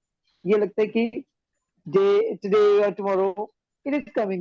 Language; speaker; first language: Hindi; native; Hindi